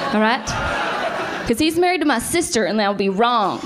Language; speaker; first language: English; native; English